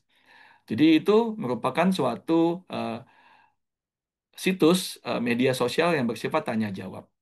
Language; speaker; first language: Indonesian; native; Indonesian